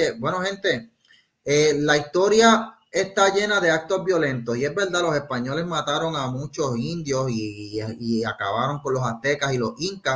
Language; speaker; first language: Spanish; native; Spanish